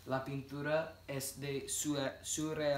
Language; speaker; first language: Spanish; non-native, learner; English